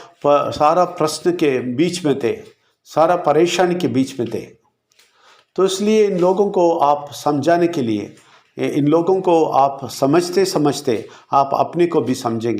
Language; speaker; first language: Hindi; non-native, local second language; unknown